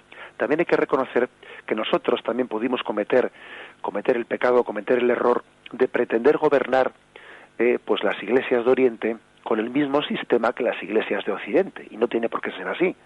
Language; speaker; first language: Spanish; native; Spanish